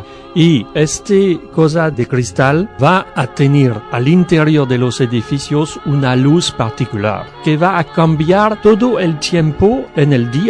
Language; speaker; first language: Spanish; non-native, learner; French